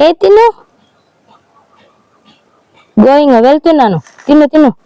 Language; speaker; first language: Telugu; non-native, learner; Malayalam